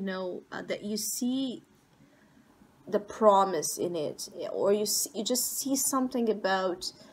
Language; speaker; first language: English; non-native, fluent; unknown